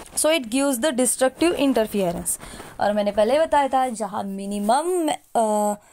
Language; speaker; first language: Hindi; non-native, local second language; Marathi